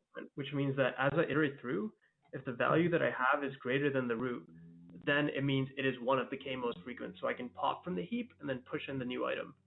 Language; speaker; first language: English; native; English